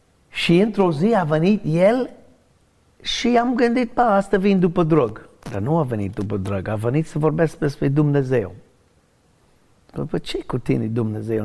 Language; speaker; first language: Romanian; non-native, fluent; English